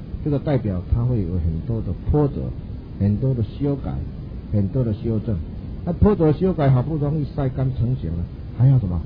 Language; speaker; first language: Chinese; non-native, local second language; Min Nan Chinese